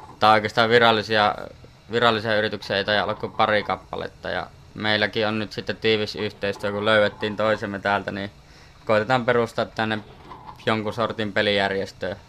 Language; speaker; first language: Finnish; native; Finnish